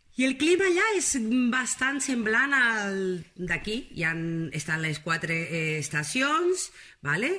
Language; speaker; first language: Catalan; non-native, fluent; Spanish